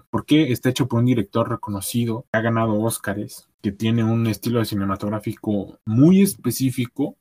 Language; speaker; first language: Spanish; native; Spanish